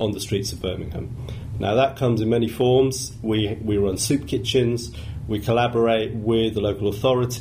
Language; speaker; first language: English; native; English